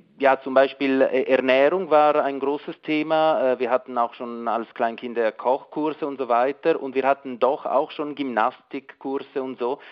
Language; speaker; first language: German; non-native, local second language; Italian